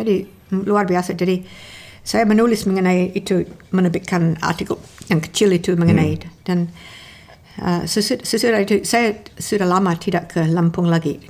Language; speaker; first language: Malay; non-native, fluent; English